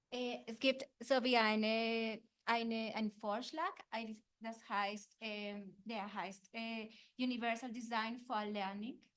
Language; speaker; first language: German; non-native, fluent; Spanish